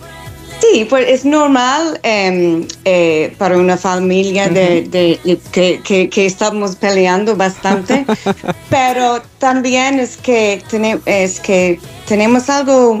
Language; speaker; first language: Spanish; non-native, learner; English